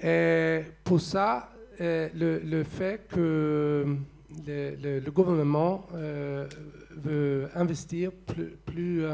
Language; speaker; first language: French; non-native, fluent; Swedish